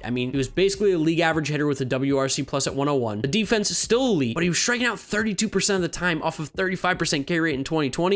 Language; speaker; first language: English; native; English